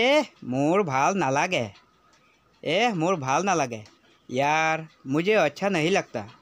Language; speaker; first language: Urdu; non-native, local second language; Assamese